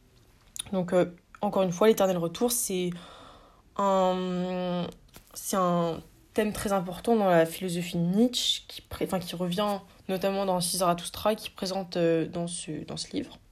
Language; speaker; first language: French; native; French